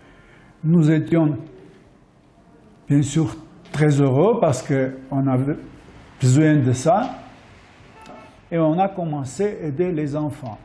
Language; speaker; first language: French; non-native, fluent; Armenian